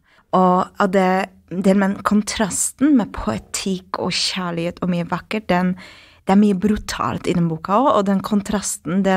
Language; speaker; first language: Norwegian; non-native, fluent; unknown